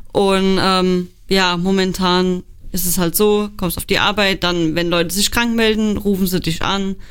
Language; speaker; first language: German; native; German